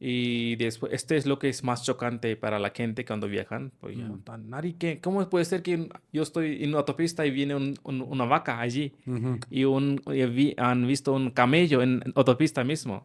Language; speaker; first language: Spanish; non-native, learner; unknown